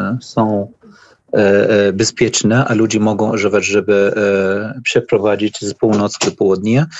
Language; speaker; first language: Polish; non-native, learner; Arabic